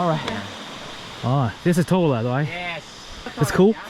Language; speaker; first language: English; non-native, learner; Korean